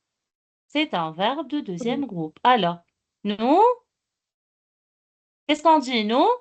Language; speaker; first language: French; non-native, local second language; Arabic